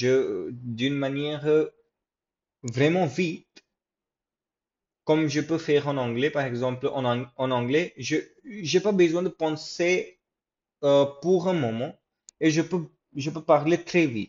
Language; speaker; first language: French; non-native, fluent; English